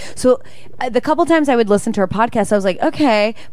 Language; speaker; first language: English; native; English